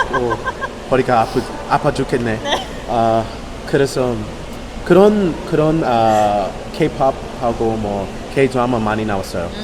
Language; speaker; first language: Korean; non-native, learner; English